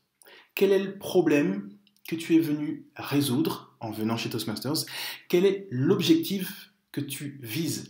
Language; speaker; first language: French; native; French